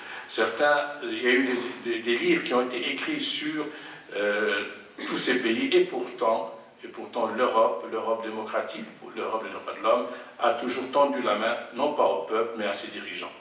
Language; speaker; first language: French; non-native, local second language; Arabic